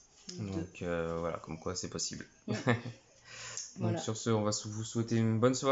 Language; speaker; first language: French; native; French